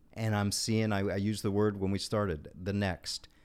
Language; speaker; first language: English; native; English